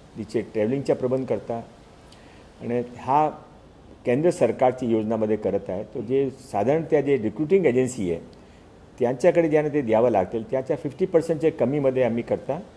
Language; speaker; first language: Marathi; non-native, local second language; Hindi